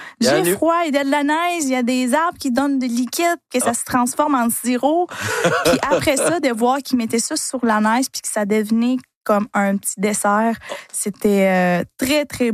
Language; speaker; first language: French; non-native, fluent; Spanish